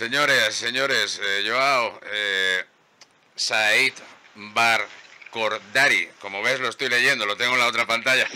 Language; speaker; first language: Spanish; native; Spanish